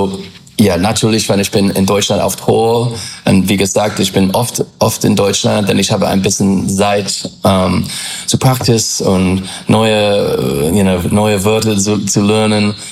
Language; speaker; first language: German; non-native, learner; English